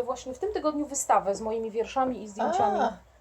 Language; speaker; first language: Polish; native; Polish